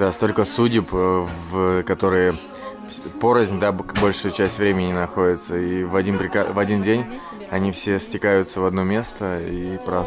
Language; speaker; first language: Russian; native; Russian